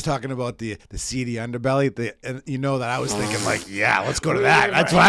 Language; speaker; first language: English; native; English